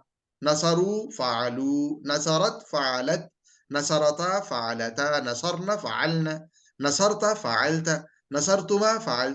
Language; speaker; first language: Arabic; non-native, fluent; Urdu